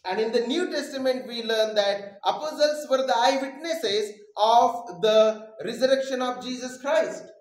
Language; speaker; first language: English; non-native, local second language; Marathi